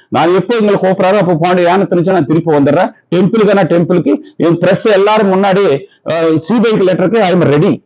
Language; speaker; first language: Tamil; non-native, local second language; Telugu